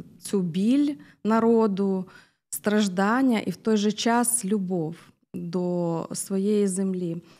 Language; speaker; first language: Ukrainian; native; Ukrainian